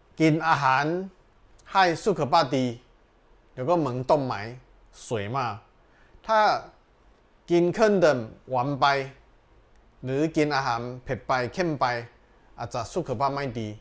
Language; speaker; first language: Thai; non-native, learner; Chinese